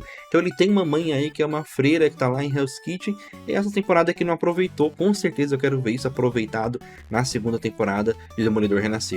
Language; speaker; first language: Portuguese; native; Portuguese